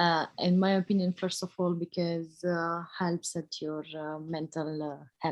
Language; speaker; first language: English; non-native, learner; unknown